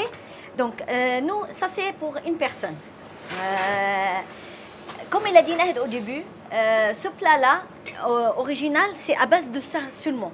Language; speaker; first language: French; non-native, fluent; Arabic